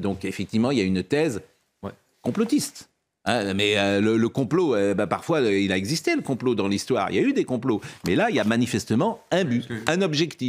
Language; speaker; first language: French; native; French